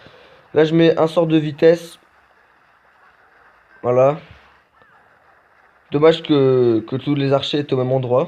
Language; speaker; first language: French; native; French